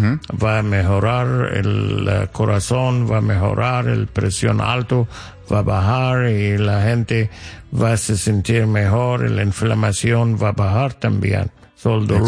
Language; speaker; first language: Spanish; non-native, learner; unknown